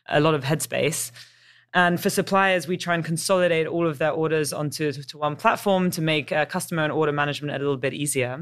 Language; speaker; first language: English; native; English